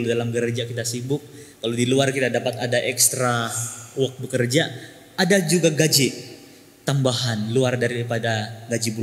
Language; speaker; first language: Malay; native; Malay